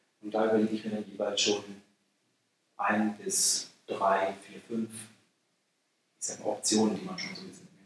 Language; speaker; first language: German; native; German